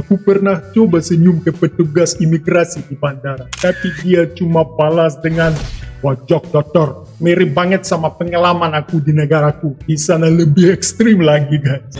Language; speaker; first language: Indonesian; non-native, fluent; Russian